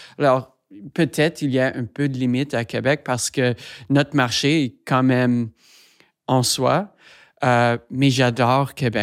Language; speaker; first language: French; non-native, fluent; English